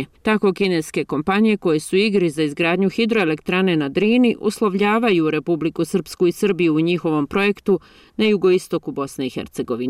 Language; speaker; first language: Croatian; native; Croatian